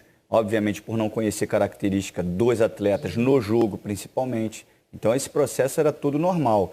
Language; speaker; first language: Portuguese; native; Portuguese